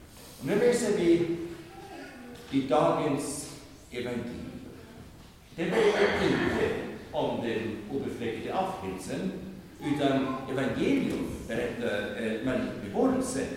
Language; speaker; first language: Swedish; non-native, fluent; German